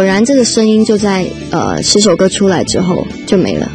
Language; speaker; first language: Chinese; native; Chinese